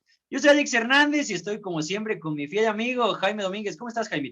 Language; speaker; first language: Spanish; native; Spanish